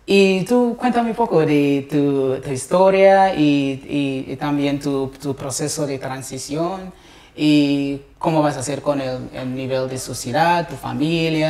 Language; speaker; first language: Spanish; non-native, learner; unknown